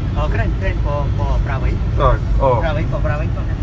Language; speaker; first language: Polish; non-native, learner; Khmer